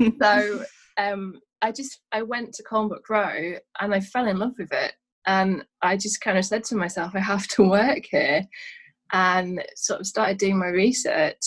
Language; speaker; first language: English; native; English